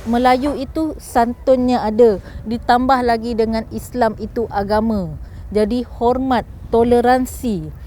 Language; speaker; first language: Malay; native; Malay